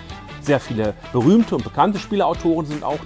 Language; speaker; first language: German; native; German